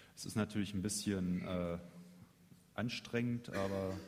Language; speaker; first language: German; native; German